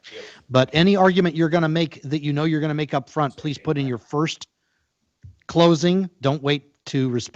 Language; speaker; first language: English; native; English